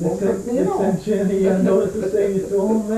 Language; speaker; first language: English; native; English